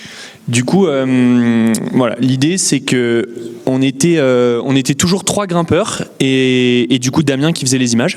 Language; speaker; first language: French; native; French